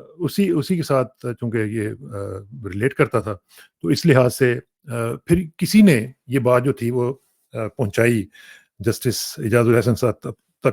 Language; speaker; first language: Urdu; native; Urdu